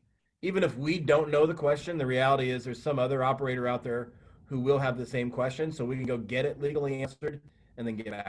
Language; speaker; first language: English; native; English